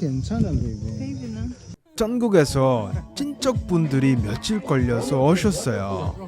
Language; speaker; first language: Korean; non-native, fluent; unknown